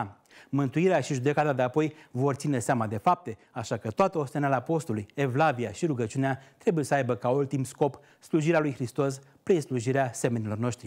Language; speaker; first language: Romanian; native; Romanian